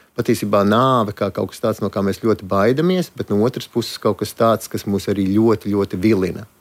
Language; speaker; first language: Latvian; native; Latvian